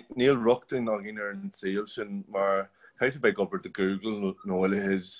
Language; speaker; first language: Irish; non-native, local second language; English